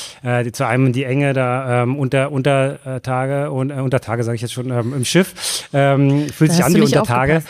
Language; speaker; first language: German; native; German